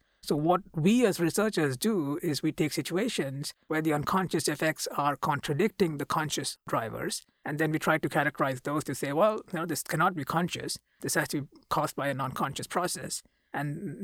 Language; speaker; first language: English; non-native, local second language; Malayalam